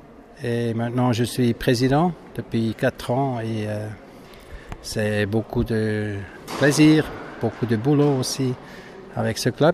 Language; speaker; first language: French; non-native, fluent; German